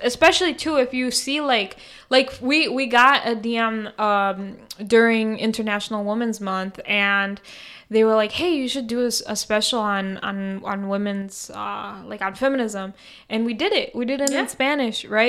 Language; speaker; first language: English; early bilingual, other home language; Spanish